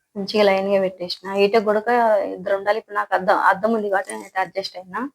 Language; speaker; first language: Telugu; non-native, local second language; Lambadi